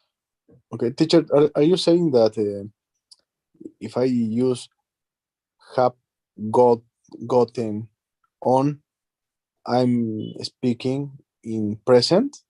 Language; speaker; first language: English; non-native, learner; Spanish